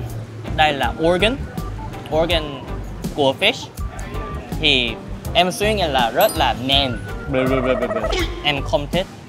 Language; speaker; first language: Vietnamese; early bilingual, other home language; Korean